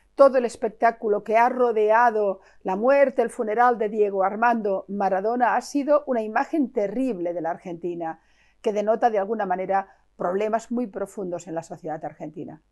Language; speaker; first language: Spanish; non-native, local second language; Catalan